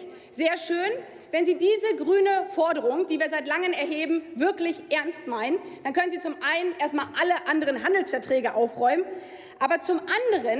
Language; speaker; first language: German; native; German